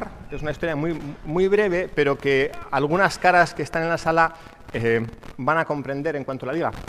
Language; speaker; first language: Spanish; native; Spanish